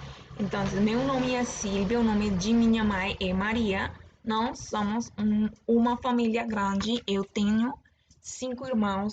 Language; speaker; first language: Portuguese; non-native, learner; Spanish